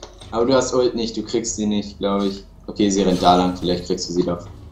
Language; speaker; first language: German; early bilingual, heritage; German